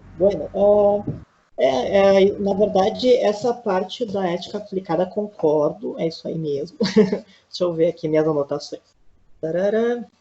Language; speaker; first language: Portuguese; native; Portuguese